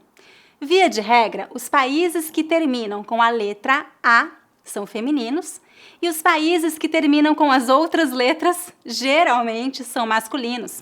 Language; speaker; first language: Portuguese; native; Portuguese